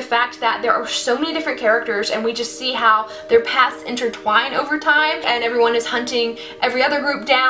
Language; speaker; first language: English; native; English